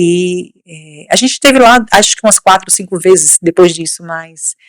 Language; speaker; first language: Portuguese; native; Portuguese